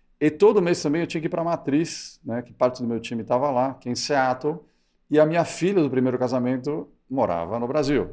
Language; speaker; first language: Portuguese; early bilingual, other home language; Spanish